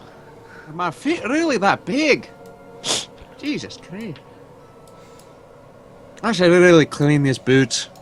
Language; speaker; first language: English; native; English